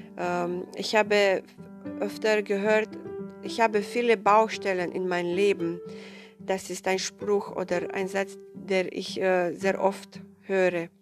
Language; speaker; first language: German; non-native, fluent; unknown